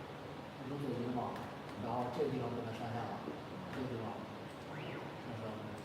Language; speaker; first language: Chinese; native; Chinese